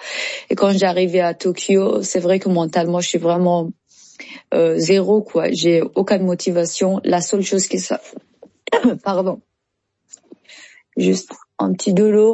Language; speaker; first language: French; non-native, learner; Persian